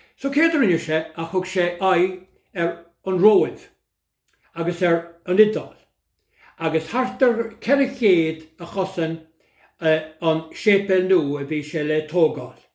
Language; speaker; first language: Irish; native; Irish